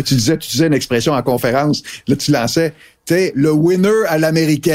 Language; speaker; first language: French; native; French